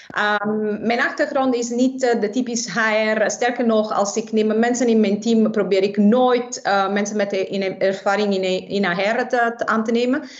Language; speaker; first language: Dutch; non-native, fluent; Italian